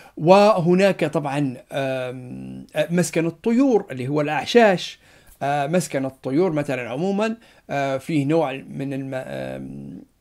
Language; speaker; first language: Arabic; non-native, local second language; Berber languages